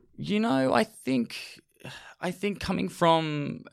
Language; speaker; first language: English; native; English